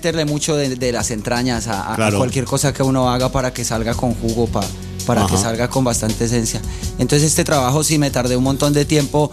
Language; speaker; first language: Spanish; native; Spanish